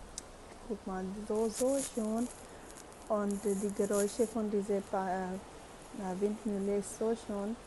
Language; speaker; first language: German; non-native, learner; Urdu